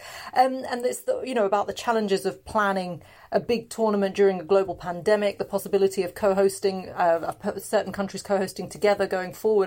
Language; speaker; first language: English; native; English